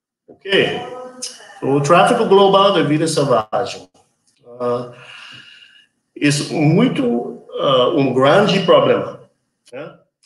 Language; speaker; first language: Portuguese; non-native, learner; English